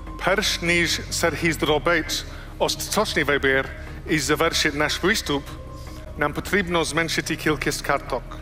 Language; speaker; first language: Ukrainian; non-native, learner; English